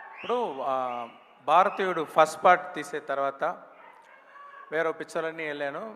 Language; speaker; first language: Telugu; non-native, learner; Tamil